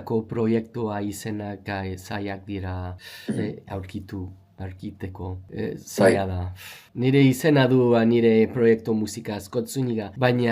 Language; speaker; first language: Basque; non-native, learner; English